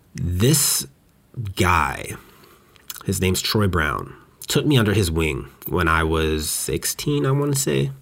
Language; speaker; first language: English; native; English